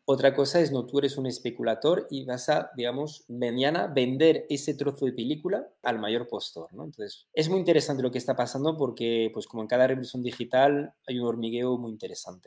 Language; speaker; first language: Spanish; native; Spanish